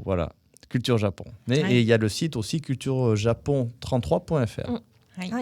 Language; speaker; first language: French; native; French